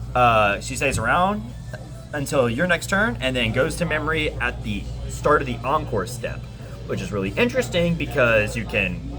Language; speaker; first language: English; native; English